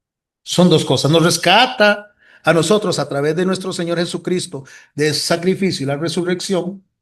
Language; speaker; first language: Spanish; native; Spanish